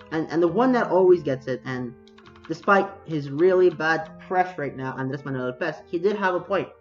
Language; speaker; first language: English; native; English